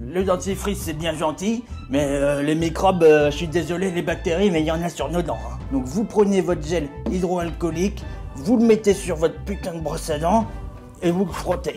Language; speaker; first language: French; native; French